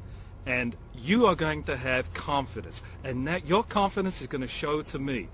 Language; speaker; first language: English; native; English